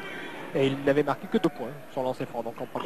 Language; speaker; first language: French; native; French